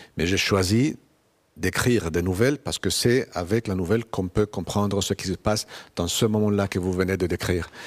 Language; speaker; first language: French; non-native, fluent; Spanish